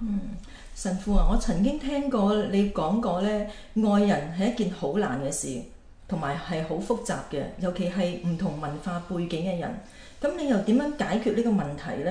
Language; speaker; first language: Chinese; native; Chinese